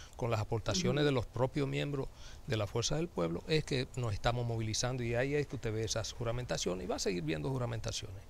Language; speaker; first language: Spanish; native; Spanish